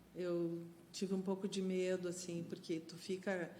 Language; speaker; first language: Portuguese; non-native, fluent; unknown